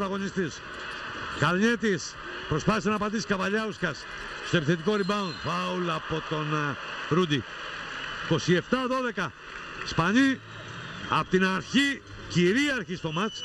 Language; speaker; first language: Greek; native; Greek